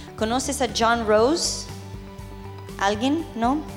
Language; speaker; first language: Spanish; early bilingual, heritage; English